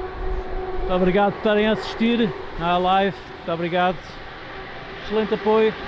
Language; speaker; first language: Portuguese; native; Portuguese